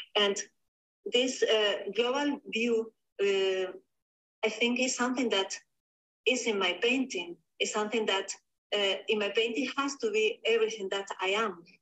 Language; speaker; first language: English; non-native, learner; Spanish